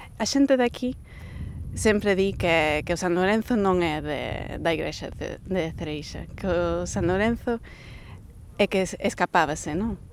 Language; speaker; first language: Galician; non-native, fluent; English